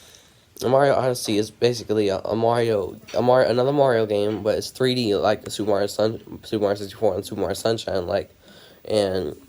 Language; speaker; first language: English; native; English